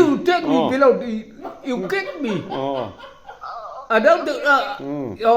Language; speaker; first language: English; non-native, learner; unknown